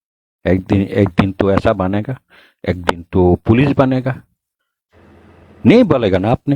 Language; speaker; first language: Hindi; non-native, learner; Bangla